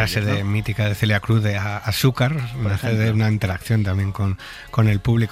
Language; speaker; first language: Spanish; native; Spanish